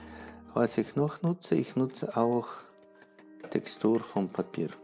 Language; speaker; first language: German; non-native, fluent; Russian